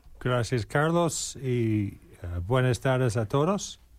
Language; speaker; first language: Spanish; non-native, learner; English